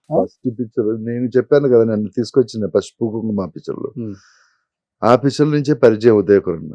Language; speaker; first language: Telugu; non-native, fluent; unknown